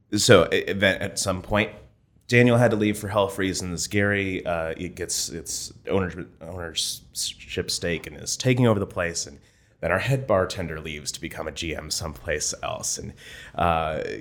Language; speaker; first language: English; native; English